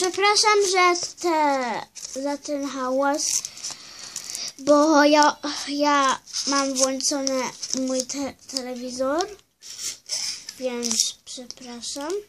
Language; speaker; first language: Polish; early bilingual, heritage; Polish